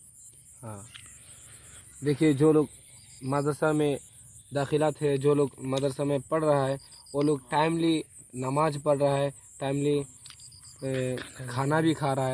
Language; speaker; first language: Hindi; non-native, local second language; Bangla